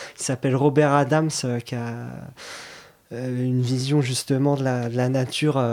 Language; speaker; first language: French; native; French